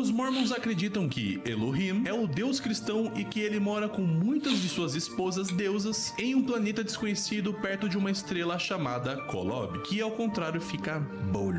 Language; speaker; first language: Portuguese; native; Portuguese